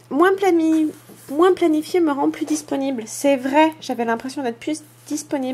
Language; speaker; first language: French; native; French